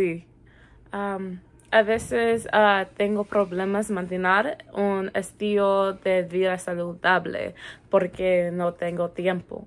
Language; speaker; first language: Spanish; non-native, learner; English